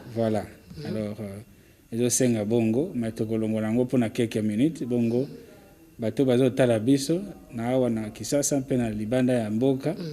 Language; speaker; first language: Lingala; non-native, local second language; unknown